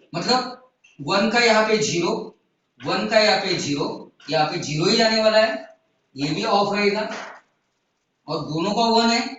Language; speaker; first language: Hindi; non-native, local second language; Marathi